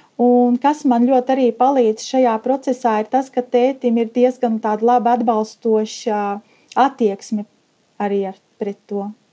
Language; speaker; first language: Latvian; native; Latvian